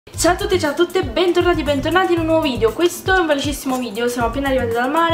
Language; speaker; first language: Italian; native; Italian